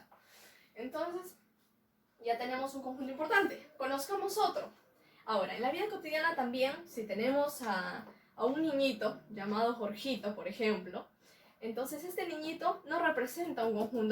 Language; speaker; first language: Spanish; native; Spanish